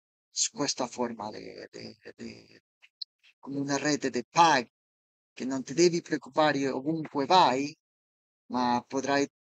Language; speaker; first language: Italian; non-native, fluent; Spanish